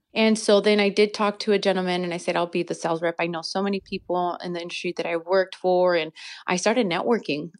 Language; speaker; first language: English; native; English